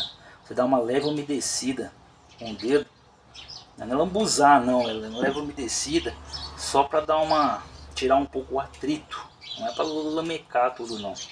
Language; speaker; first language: Portuguese; native; Portuguese